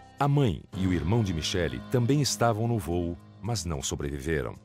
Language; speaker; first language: Portuguese; native; Portuguese